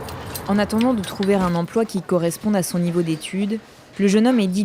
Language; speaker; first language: French; native; French